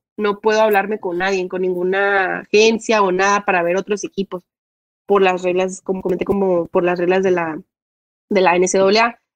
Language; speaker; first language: Spanish; native; Spanish